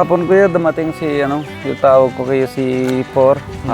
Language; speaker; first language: Filipino; non-native, learner; Punjabi